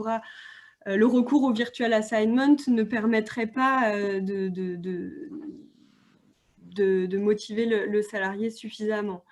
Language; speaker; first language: French; native; French